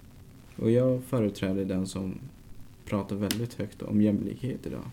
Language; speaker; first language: Swedish; native; Swedish